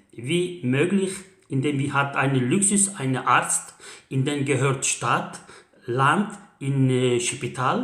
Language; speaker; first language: German; non-native, learner; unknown